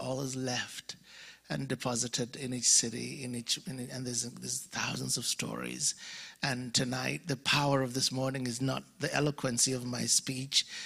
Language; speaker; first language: English; non-native, local second language; Ganda